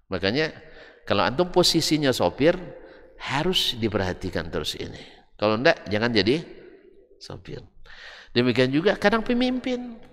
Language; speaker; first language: Indonesian; non-native, local second language; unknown